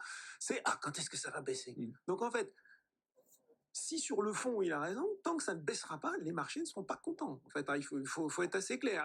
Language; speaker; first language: French; native; French